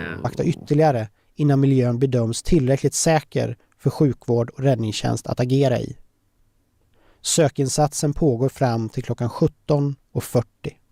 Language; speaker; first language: Swedish; native; Swedish